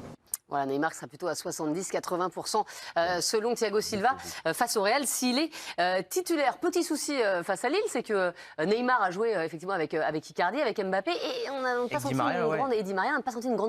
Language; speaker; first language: French; native; French